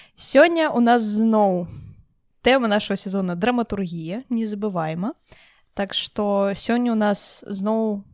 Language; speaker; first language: Belarusian; native; Belarusian